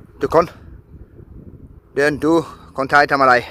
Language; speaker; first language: Thai; non-native, learner; German